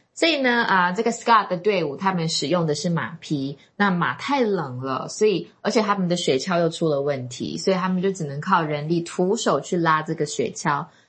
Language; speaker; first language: Chinese; native; Chinese